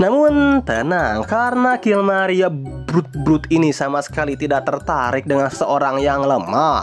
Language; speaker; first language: Indonesian; native; Indonesian